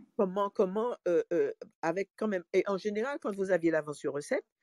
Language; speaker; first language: French; native; French